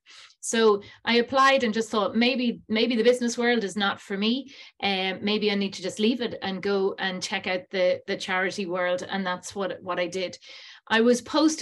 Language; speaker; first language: English; native; English